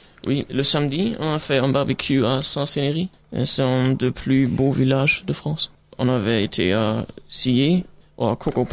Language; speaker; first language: French; non-native, learner; German